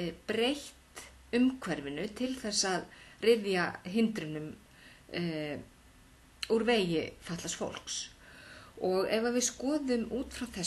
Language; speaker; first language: Icelandic; native; Icelandic